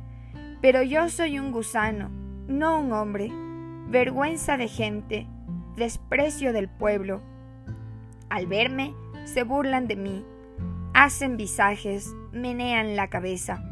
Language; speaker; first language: Spanish; native; Spanish